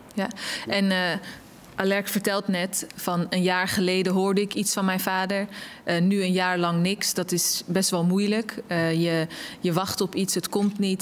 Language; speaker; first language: Dutch; native; Dutch